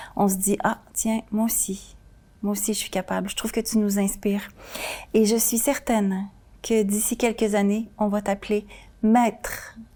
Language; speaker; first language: French; native; French